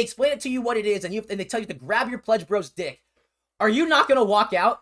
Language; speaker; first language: English; native; English